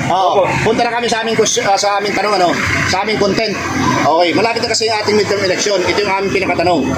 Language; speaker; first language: Filipino; non-native, local second language; Bikol